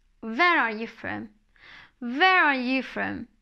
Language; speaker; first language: English; non-native, fluent; Turkish